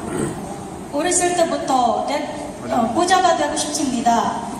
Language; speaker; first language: Korean; non-native, learner; Filipino